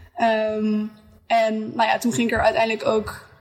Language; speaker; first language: Dutch; native; Dutch